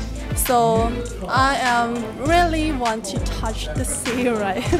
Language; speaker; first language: English; non-native, fluent; Lao